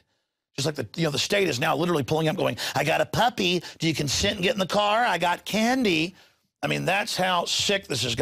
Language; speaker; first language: English; native; English